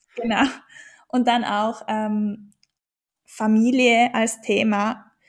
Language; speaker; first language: German; native; German